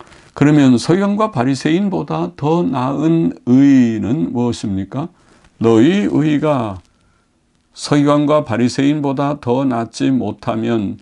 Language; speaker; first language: Korean; native; Korean